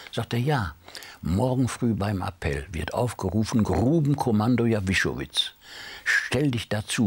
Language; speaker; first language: German; native; German